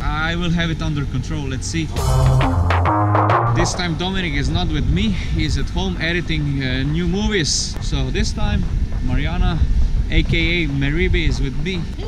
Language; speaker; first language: English; non-native, fluent; Slovenian